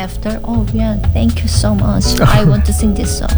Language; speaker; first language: English; non-native, learner; Korean